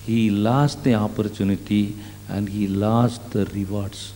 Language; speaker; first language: English; non-native, local second language; Tamil